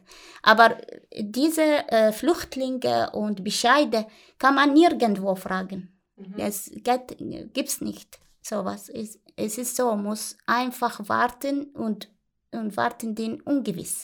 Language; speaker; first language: German; non-native, learner; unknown